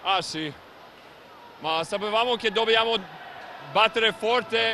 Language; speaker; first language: Italian; non-native, fluent; English